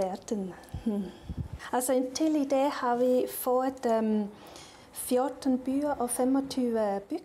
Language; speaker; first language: Danish; non-native, local second language; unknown